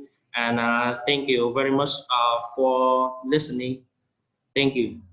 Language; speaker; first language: English; non-native, fluent; Vietnamese